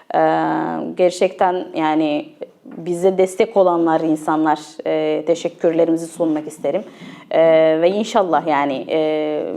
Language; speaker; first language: Turkish; non-native, fluent; Arabic